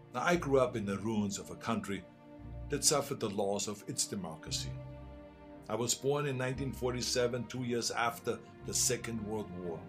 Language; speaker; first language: English; non-native, fluent; German